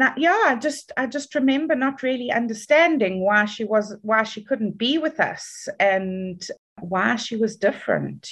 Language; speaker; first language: English; native; English